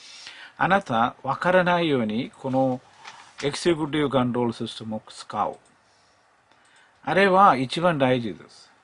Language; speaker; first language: Japanese; non-native, learner; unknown